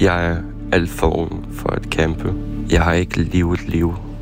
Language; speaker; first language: Danish; non-native, fluent; Ukrainian